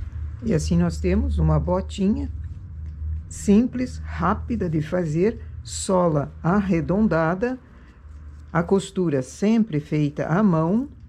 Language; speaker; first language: Portuguese; native; Portuguese